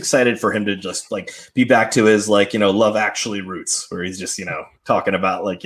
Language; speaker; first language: English; native; English